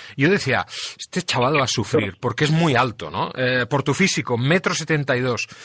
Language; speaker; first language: Spanish; non-native, local second language; Catalan